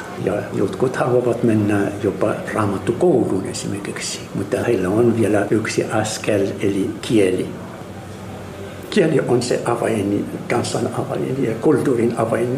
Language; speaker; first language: Finnish; non-native, fluent; Arabic